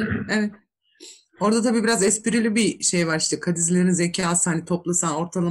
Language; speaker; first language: Turkish; native; Turkish